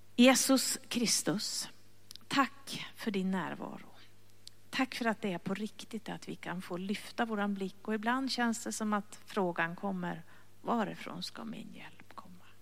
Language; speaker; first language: Swedish; native; Swedish